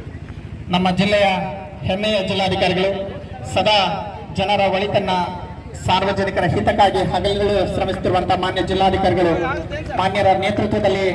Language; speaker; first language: Kannada; native; Kannada